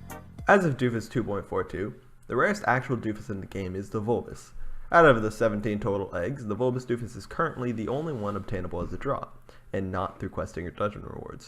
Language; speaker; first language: English; native; English